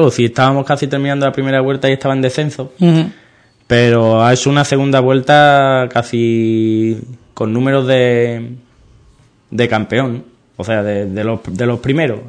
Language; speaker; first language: Spanish; native; Spanish